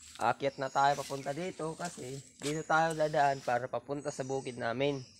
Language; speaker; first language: Filipino; non-native, local second language; Waray